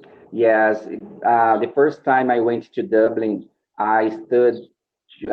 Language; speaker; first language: English; non-native, learner; Portuguese